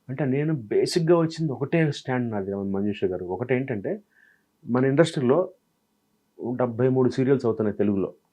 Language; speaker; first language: Telugu; native; Telugu